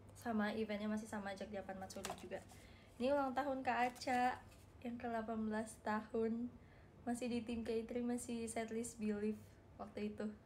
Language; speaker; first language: Indonesian; native; Indonesian